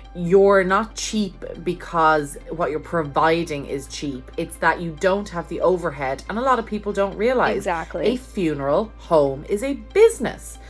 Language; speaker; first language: English; native; English